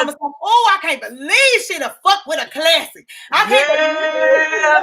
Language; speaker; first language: English; native; English